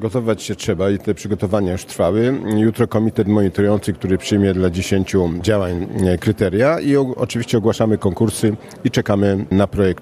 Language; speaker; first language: Polish; native; Polish